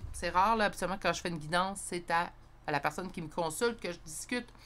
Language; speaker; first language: French; native; French